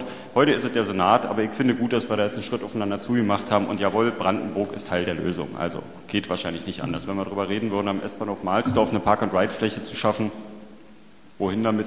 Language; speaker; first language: German; native; German